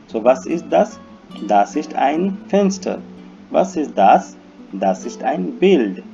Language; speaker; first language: German; non-native, fluent; Hindi